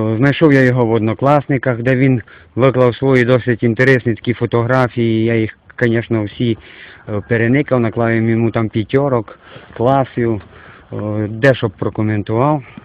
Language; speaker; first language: Ukrainian; native; Ukrainian